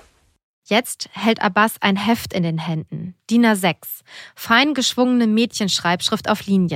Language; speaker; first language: German; native; German